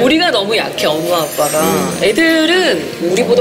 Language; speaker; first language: Korean; native; Korean